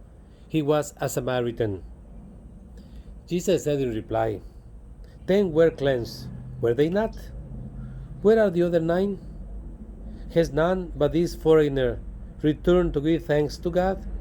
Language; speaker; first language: English; non-native, fluent; Spanish